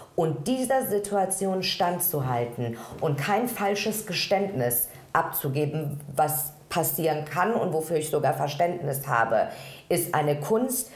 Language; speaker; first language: German; early bilingual, other home language; Persian